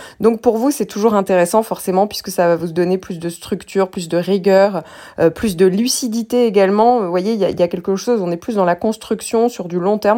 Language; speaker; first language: French; native; French